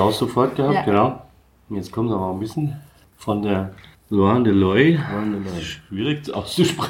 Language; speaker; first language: German; native; German